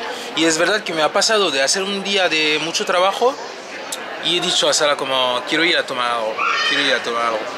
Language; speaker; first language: Spanish; non-native, fluent; French